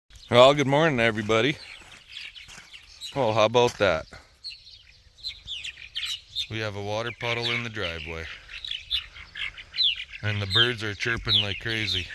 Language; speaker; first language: English; native; English